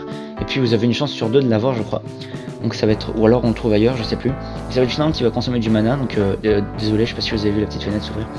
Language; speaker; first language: French; native; French